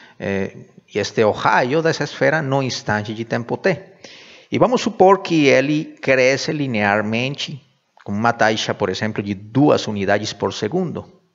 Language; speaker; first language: Portuguese; non-native, fluent; Spanish